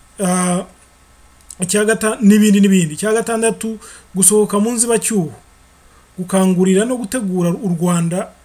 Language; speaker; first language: Kinyarwanda; early bilingual, heritage; Kinyarwanda